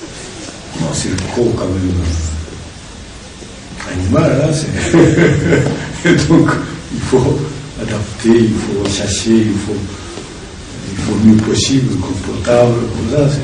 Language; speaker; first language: French; non-native, learner; Japanese